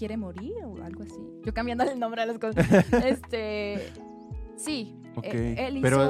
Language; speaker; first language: Spanish; native; Spanish